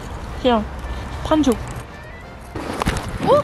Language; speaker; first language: Korean; non-native, learner; German